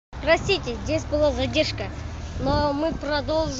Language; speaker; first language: Russian; non-native, local second language; Kazakh